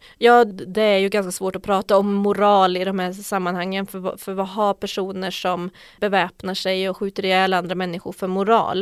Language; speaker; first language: Swedish; native; Swedish